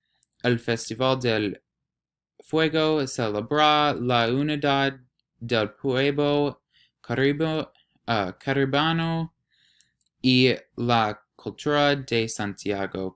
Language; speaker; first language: Spanish; non-native, learner; English